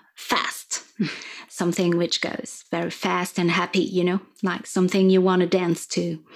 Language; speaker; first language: English; non-native, fluent; French